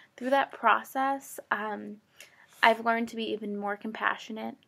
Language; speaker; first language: English; native; English